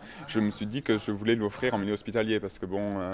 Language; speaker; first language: French; native; French